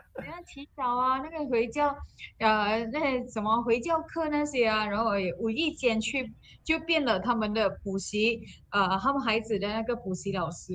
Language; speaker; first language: Chinese; non-native, local second language; Malay